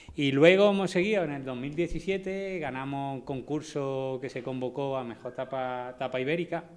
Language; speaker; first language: Spanish; native; Spanish